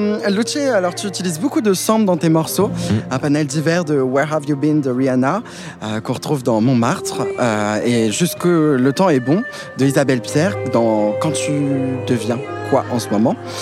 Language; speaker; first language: French; native; French